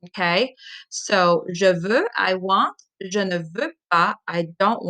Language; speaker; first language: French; non-native, fluent; English